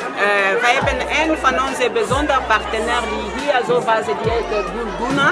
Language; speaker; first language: Dutch; non-native, fluent; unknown